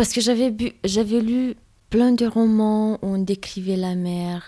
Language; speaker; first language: French; non-native, fluent; Romanian